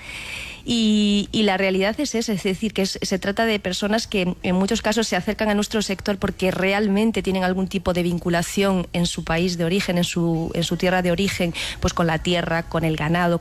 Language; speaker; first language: Spanish; native; Spanish